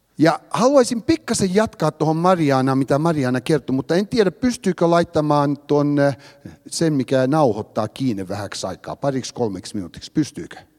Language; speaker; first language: Finnish; early bilingual, heritage; Finnish